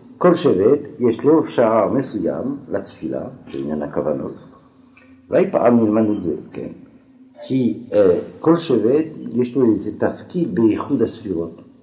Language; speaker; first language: Hebrew; non-native, fluent; French